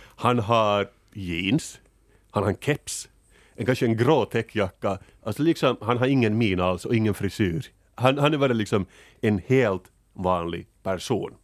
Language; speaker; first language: Swedish; native; Swedish